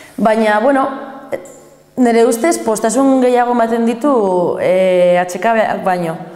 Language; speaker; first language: Basque; non-native, local second language; Spanish